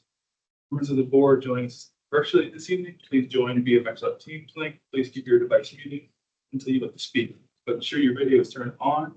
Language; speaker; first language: English; native; English